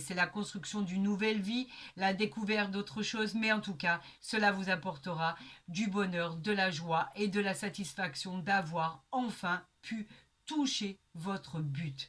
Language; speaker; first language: French; native; French